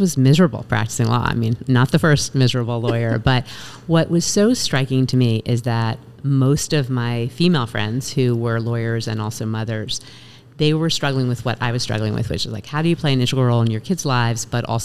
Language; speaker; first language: English; native; English